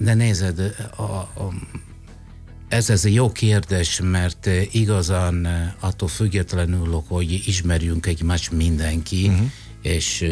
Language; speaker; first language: Hungarian; non-native, fluent; Italian